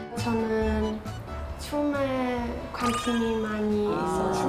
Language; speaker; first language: Korean; non-native, fluent; Czech